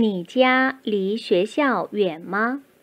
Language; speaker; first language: Chinese; non-native, fluent; Korean